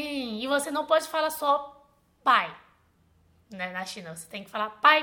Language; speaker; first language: Portuguese; non-native, fluent; Chinese